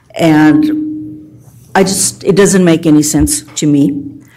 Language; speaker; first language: English; early bilingual, other home language; Spanish